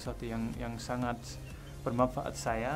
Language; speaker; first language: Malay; non-native, fluent; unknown